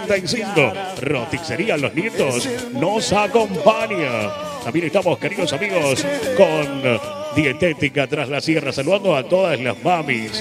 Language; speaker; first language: Spanish; native; Spanish